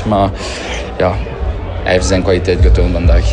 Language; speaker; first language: Dutch; non-native, fluent; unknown